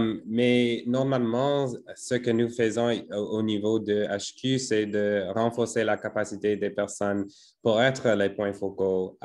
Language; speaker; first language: French; non-native, fluent; English